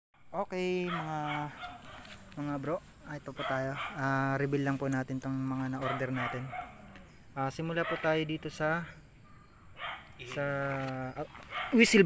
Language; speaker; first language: Filipino; native; Filipino